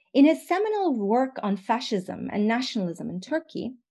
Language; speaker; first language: English; non-native, fluent; Turkish